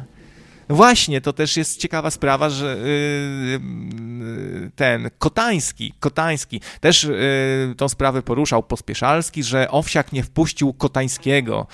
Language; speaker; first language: Polish; native; Polish